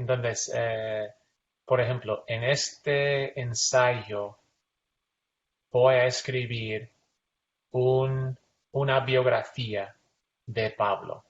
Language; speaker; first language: Spanish; non-native, fluent; English